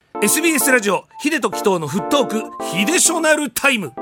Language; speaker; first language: Japanese; native; Japanese